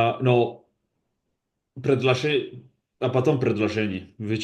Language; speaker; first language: Russian; non-native, learner; Basque